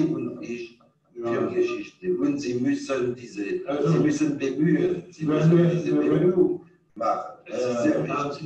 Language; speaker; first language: German; non-native, fluent; French